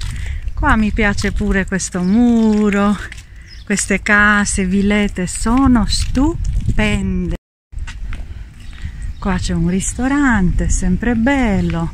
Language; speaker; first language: Italian; non-native, fluent; Romanian